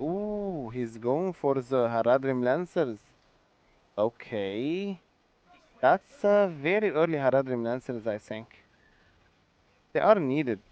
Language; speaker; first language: English; non-native, fluent; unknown